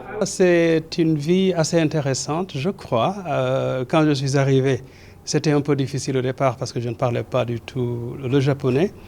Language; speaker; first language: French; non-native, local second language; Serer